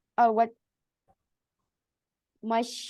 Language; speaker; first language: English; non-native, learner; Vietnamese